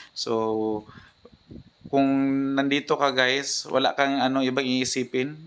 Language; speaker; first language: Filipino; non-native, local second language; Cebuano